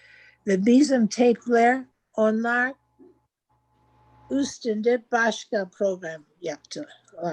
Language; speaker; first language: Turkish; non-native, learner; English